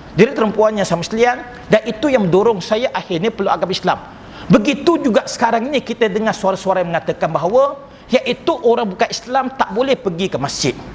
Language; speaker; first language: Malay; non-native, local second language; Chinese